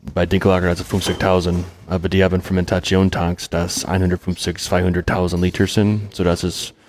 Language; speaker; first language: German; non-native, learner; English